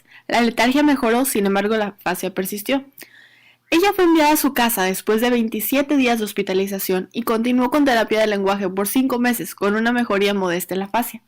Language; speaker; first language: Spanish; native; Spanish